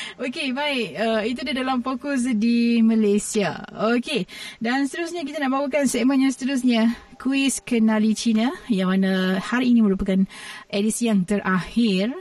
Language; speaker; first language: Malay; native; Malay